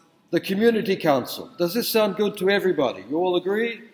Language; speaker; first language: English; native; English